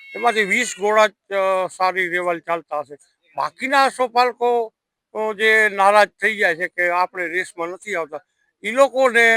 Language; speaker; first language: Gujarati; native; Gujarati